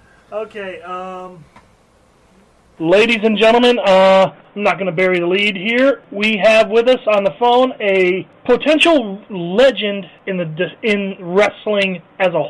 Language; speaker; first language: English; native; English